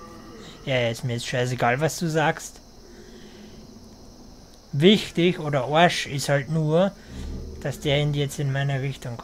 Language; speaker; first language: German; native; German